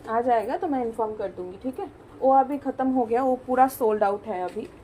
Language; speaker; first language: Hindi; non-native, local second language; Bangla